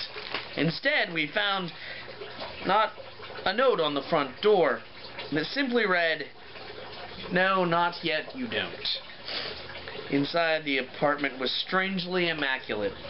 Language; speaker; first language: English; native; English